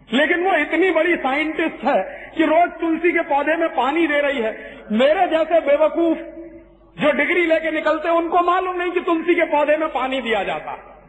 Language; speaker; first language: Hindi; native; Hindi